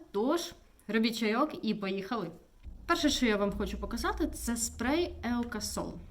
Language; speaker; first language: Ukrainian; non-native, local second language; Russian